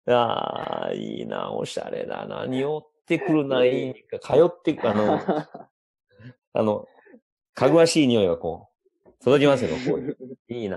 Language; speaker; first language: Japanese; native; Japanese